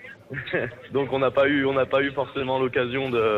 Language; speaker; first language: French; native; French